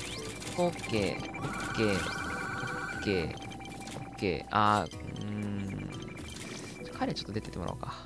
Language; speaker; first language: Japanese; native; Japanese